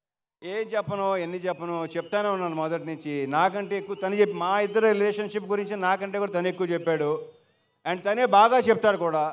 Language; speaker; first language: Telugu; native; Telugu